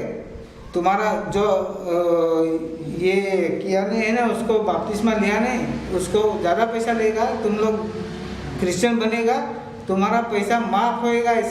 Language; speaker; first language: Hindi; non-native, local second language; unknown